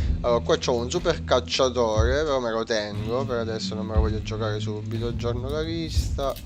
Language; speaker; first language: Italian; native; Italian